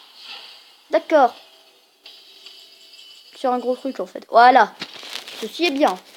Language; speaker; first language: French; native; French